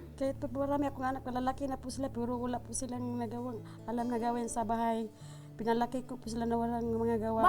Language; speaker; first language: Filipino; non-native, local second language; Cebuano